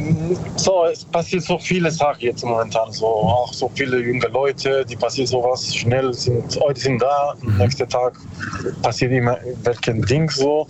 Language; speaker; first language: German; non-native, learner; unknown